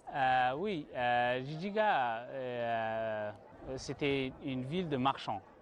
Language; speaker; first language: French; non-native, learner; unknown